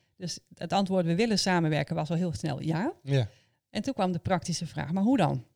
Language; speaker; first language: Dutch; native; Dutch